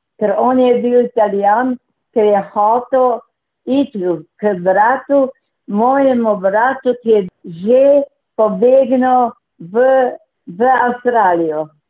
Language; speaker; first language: Slovenian; native; Slovenian